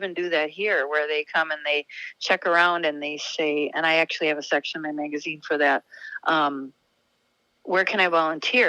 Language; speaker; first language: English; native; English